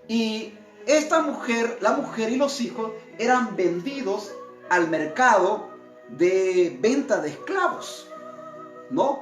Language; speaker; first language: Spanish; native; Spanish